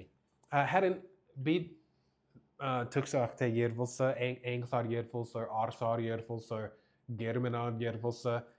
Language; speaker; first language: Mongolian; non-native, learner; English